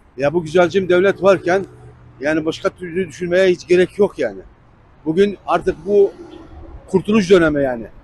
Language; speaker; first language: Turkish; native; Turkish